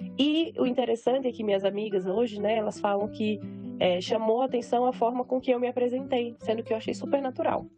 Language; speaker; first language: Portuguese; native; Portuguese